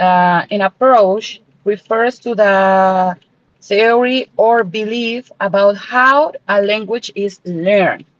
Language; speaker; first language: English; non-native, learner; Spanish